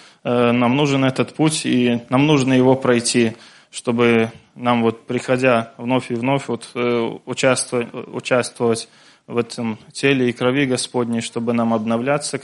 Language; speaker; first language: Russian; native; Russian